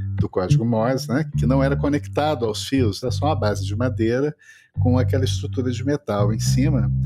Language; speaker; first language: Portuguese; native; Portuguese